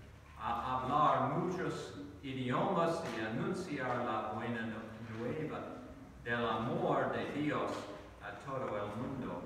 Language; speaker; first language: Spanish; non-native, learner; English